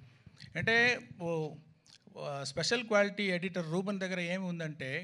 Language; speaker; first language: Telugu; non-native, learner; Tamil